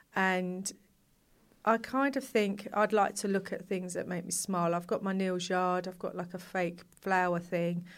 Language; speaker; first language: English; native; English